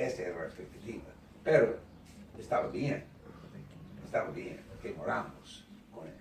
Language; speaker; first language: Spanish; non-native, learner; English